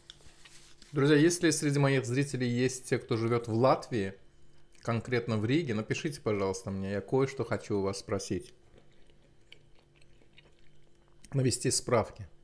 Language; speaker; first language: Russian; non-native, fluent; Azerbaijani